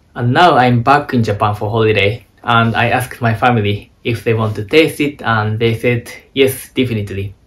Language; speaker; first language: English; non-native, fluent; Japanese